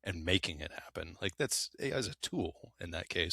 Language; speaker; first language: English; native; English